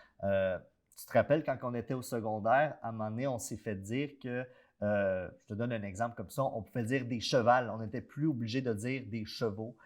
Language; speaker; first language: French; native; French